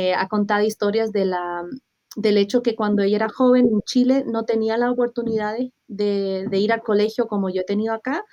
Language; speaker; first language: Spanish; early bilingual, heritage; Spanish